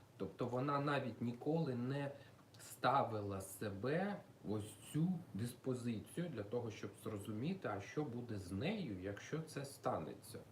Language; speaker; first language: Ukrainian; non-native, local second language; Russian